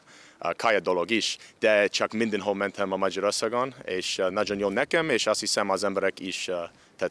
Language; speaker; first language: Hungarian; non-native, learner; English